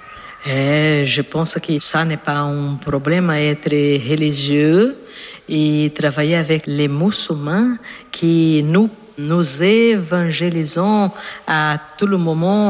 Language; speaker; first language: French; non-native, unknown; Portuguese